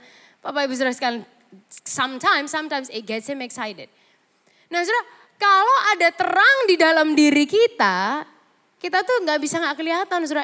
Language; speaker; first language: Indonesian; native; Indonesian